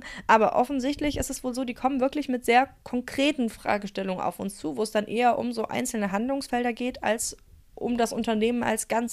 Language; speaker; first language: German; native; German